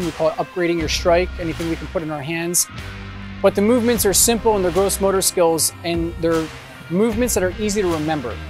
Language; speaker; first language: English; native; English